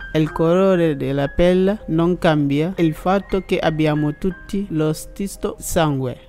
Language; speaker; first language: Italian; non-native, learner; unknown